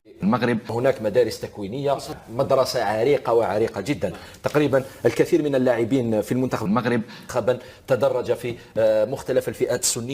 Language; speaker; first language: Arabic; native; Arabic